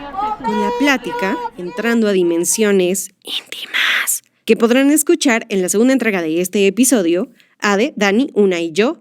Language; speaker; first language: Spanish; native; Spanish